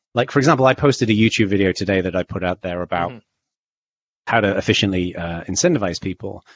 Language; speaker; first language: English; native; English